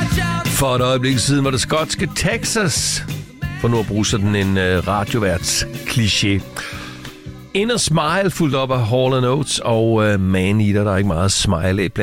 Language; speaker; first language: Danish; native; Danish